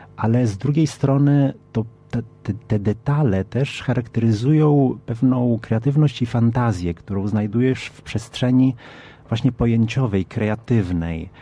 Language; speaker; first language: Polish; non-native, fluent; Italian